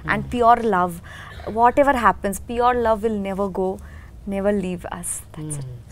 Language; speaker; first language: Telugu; non-native, learner; Bangla